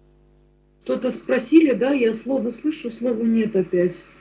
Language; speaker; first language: Russian; native; Russian